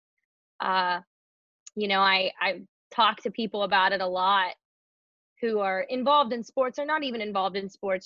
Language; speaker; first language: English; native; English